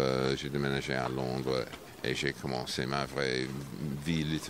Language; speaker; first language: French; non-native, fluent; English